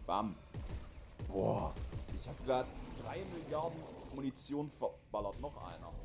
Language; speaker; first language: German; native; German